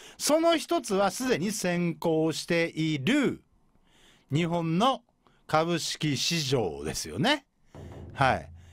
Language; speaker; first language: Japanese; native; Japanese